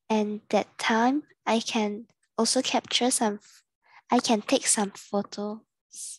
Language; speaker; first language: English; non-native, learner; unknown